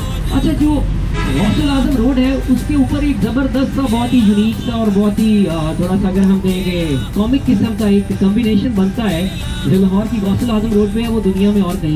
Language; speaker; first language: Hindi; native; Hindi